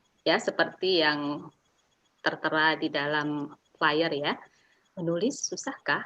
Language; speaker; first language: Indonesian; native; Indonesian